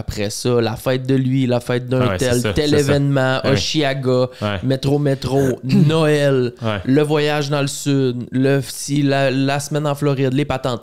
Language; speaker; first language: French; native; French